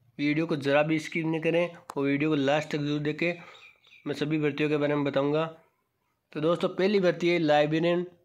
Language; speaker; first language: Hindi; native; Hindi